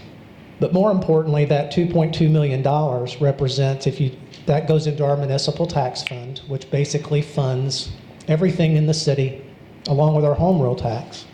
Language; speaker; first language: English; native; English